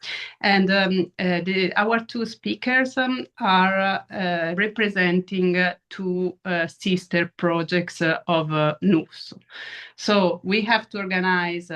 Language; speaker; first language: English; non-native, fluent; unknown